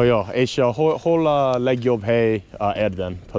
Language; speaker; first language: Hungarian; non-native, learner; English